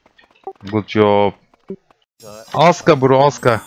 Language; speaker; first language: English; non-native, learner; Turkish